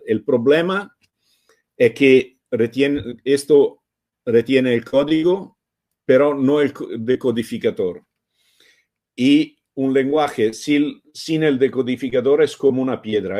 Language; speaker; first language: Spanish; non-native, fluent; Italian